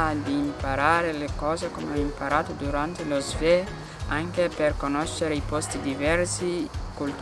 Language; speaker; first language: Italian; non-native, learner; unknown